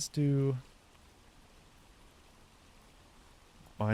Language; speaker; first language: German; non-native, learner; English